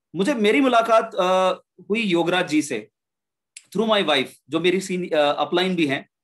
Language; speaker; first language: Hindi; native; Hindi